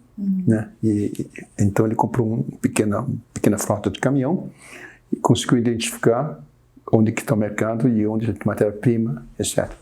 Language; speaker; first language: Portuguese; early bilingual, other home language; Chinese